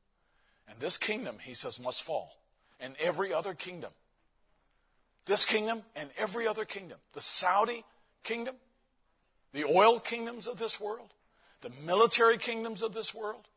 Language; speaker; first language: English; native; English